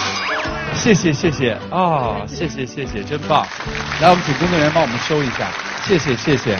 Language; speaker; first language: Chinese; native; Chinese